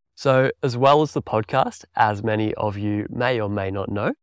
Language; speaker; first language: English; native; English